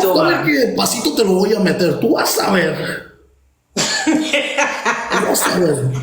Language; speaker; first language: Spanish; native; Spanish